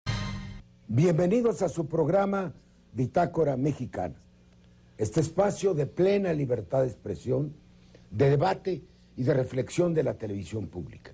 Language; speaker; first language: Spanish; native; Spanish